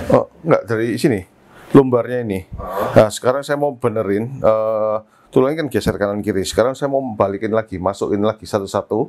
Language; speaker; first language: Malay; non-native, local second language; Javanese